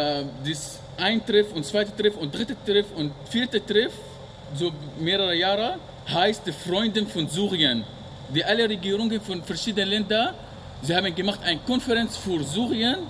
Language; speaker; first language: German; non-native, learner; Arabic